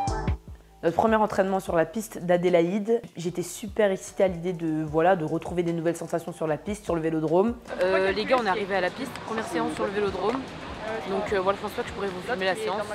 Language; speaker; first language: French; native; French